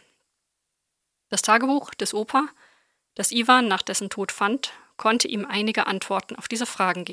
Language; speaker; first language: German; native; German